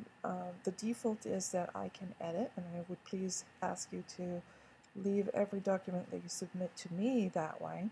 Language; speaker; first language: English; native; English